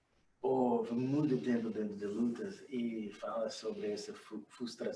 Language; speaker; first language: Portuguese; non-native, learner; English